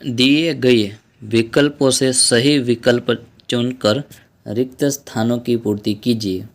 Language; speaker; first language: Hindi; non-native, local second language; Gujarati